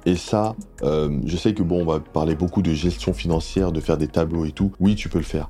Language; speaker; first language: French; native; French